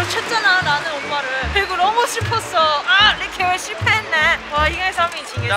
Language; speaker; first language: Korean; non-native, fluent; Cantonese